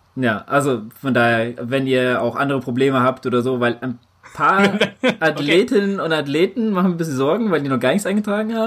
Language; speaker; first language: German; native; German